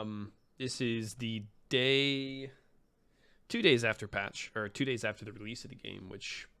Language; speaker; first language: English; native; English